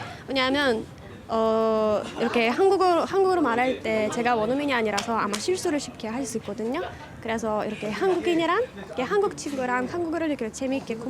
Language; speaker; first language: Korean; non-native, fluent; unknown